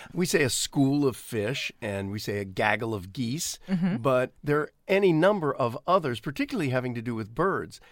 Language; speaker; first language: English; native; English